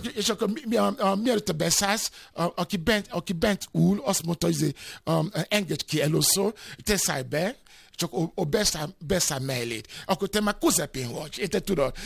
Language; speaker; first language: Hungarian; non-native, fluent; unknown